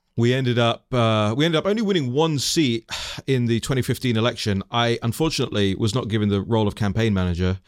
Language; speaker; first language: English; native; English